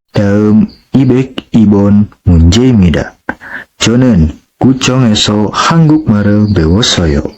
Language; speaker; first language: Korean; non-native, fluent; Indonesian